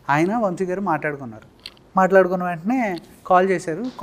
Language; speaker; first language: Telugu; native; Telugu